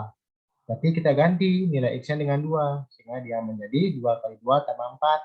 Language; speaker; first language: Indonesian; native; Indonesian